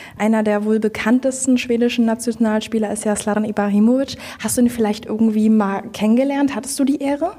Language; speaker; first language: German; native; German